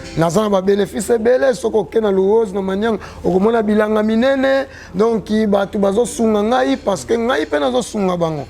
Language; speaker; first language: Lingala; non-native, local second language; Kongo